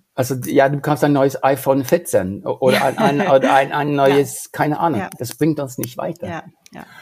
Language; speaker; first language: German; non-native, fluent; Norwegian